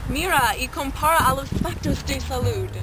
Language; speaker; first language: Spanish; non-native, learner; English